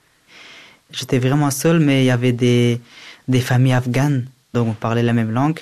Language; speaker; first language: French; early bilingual, other home language; Persian